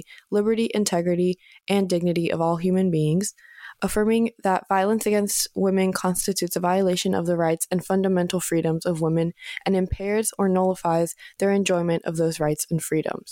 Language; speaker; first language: English; native; English